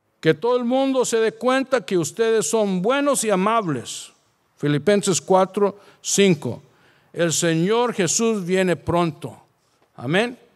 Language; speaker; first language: Spanish; early bilingual, heritage; Spanish